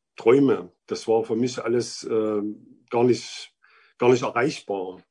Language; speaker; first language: German; native; German